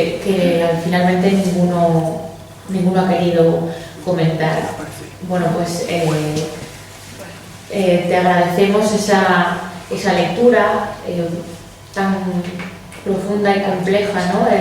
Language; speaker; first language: Spanish; native; Spanish